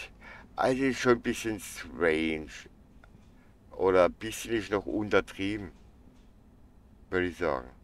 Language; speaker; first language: German; native; German